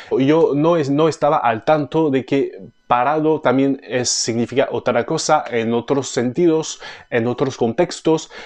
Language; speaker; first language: Spanish; non-native, fluent; French